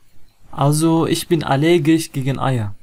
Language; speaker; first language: German; non-native, fluent; Arabic